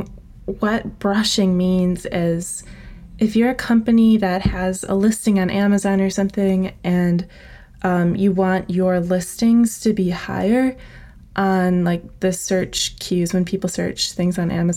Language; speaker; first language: English; native; English